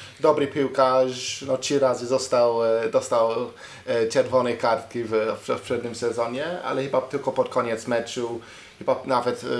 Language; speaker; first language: Polish; non-native, learner; English